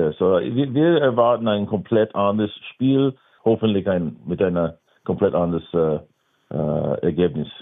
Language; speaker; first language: German; non-native, learner; English